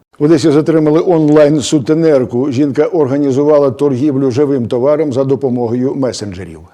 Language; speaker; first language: Ukrainian; native; Ukrainian